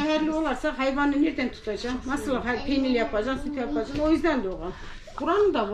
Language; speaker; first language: Turkish; early bilingual, heritage; Turkish